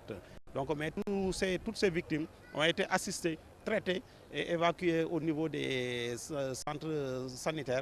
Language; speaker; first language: French; non-native, local second language; Wolof